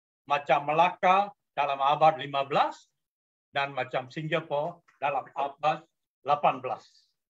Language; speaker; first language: Malay; non-native, local second language; Tamil